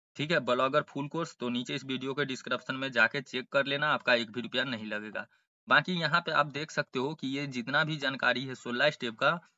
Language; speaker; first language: Hindi; native; Hindi